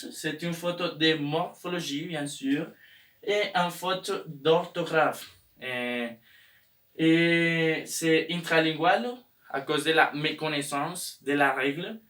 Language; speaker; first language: French; non-native, learner; Spanish